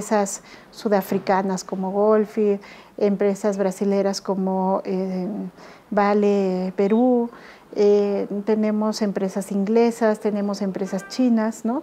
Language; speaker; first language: Spanish; native; Spanish